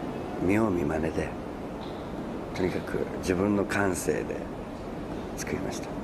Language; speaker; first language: Japanese; native; Japanese